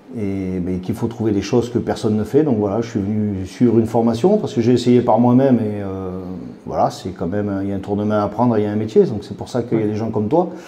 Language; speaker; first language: French; native; French